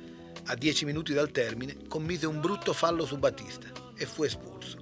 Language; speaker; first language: Italian; native; Italian